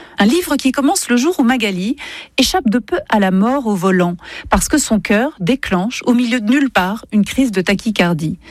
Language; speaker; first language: French; native; French